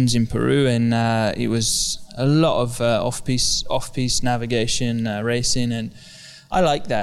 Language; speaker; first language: English; native; English